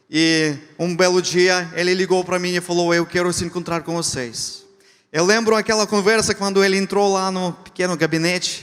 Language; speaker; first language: Portuguese; non-native, fluent; Ukrainian